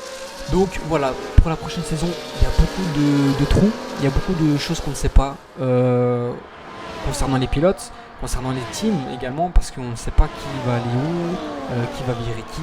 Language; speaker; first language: French; native; French